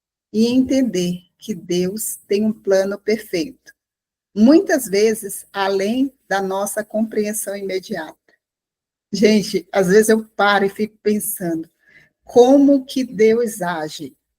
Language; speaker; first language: Portuguese; native; Portuguese